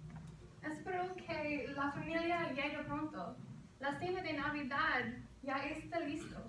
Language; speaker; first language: Spanish; non-native, learner; English